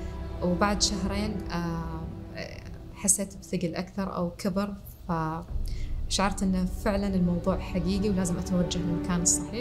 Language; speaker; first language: Arabic; native; Arabic